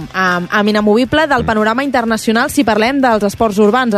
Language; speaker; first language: Catalan; native; Catalan